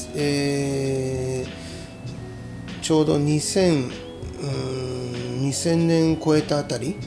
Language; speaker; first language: Japanese; native; Japanese